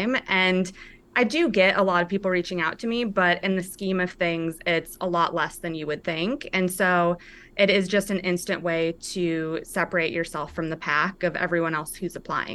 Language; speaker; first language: English; native; English